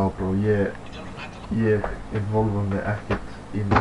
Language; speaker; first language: Icelandic; early bilingual, heritage; Icelandic